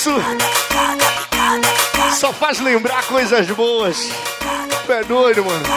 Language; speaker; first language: Portuguese; native; Portuguese